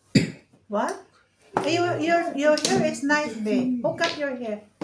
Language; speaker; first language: English; non-native, learner; Filipino